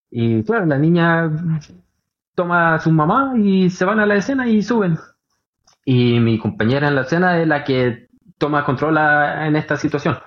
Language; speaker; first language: Spanish; early bilingual, heritage; Norwegian